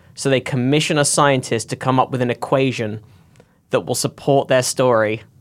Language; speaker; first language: English; native; English